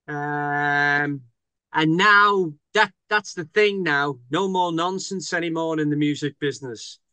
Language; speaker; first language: English; native; English